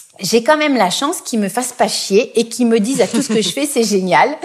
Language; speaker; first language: French; native; French